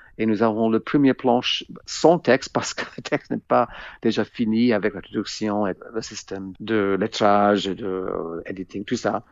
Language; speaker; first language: French; non-native, fluent; English